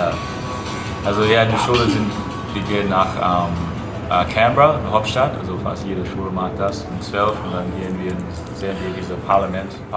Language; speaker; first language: German; non-native, fluent; English